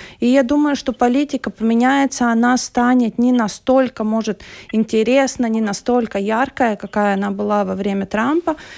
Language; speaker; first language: Russian; non-native, local second language; Latvian